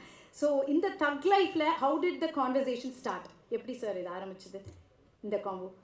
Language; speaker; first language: Tamil; native; Tamil